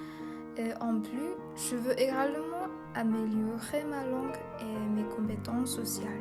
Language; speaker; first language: French; non-native, learner; Vietnamese